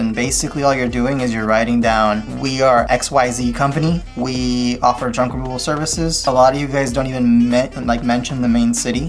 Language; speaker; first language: English; native; English